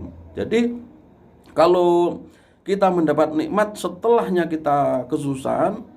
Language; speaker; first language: Indonesian; non-native, local second language; Javanese